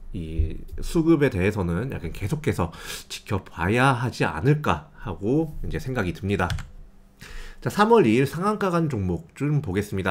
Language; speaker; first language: Korean; native; Korean